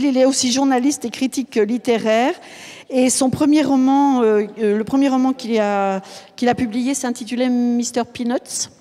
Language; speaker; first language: French; native; French